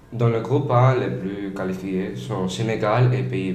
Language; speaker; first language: French; non-native, learner; Spanish